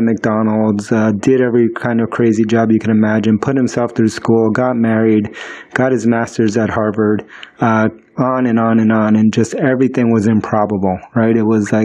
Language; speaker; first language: English; early bilingual, other home language; Spanish